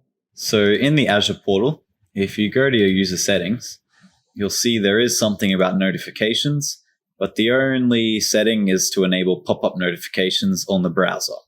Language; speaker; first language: English; native; English